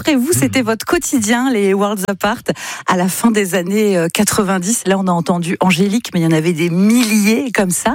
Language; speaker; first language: French; native; French